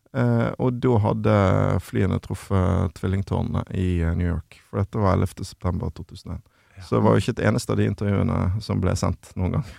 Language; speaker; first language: Norwegian; native; Norwegian